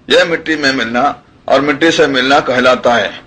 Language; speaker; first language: Hindi; non-native, local second language; Malayalam